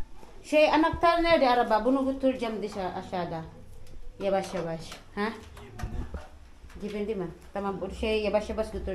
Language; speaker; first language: Turkish; non-native, learner; Filipino